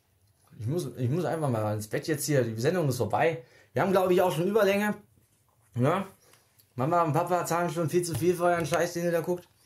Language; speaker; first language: German; native; German